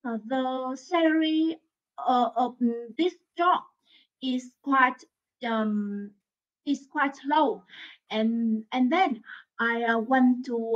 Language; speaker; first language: English; non-native, learner; Vietnamese